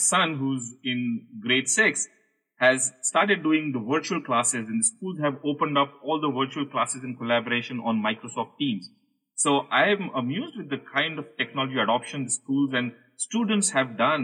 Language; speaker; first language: English; non-native, local second language; Hindi